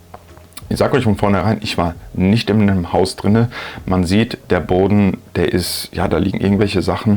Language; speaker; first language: German; native; German